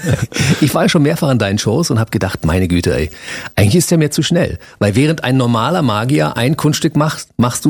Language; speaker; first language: German; native; German